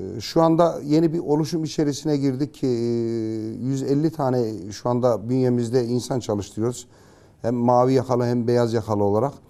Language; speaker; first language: Turkish; native; Turkish